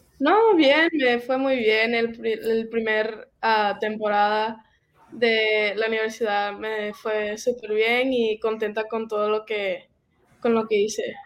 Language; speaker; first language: Spanish; early bilingual, heritage; Spanish